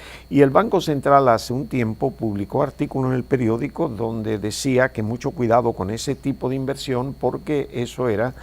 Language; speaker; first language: Spanish; native; Spanish